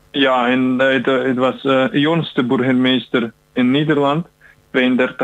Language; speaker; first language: Dutch; non-native, learner; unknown